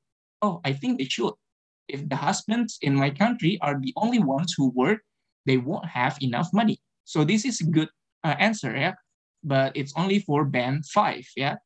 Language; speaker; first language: English; non-native, fluent; Indonesian